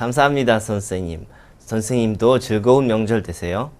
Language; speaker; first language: Korean; non-native, fluent; Russian